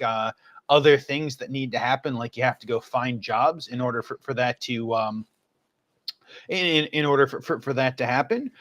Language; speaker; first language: English; native; English